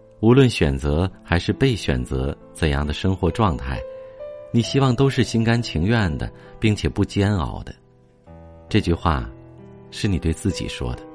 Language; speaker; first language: Chinese; native; Chinese